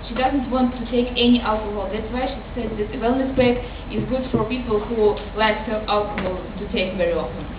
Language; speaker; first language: English; non-native, learner; Russian